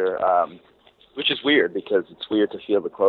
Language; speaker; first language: English; native; English